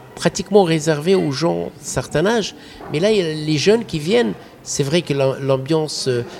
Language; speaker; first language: French; non-native, local second language; Arabic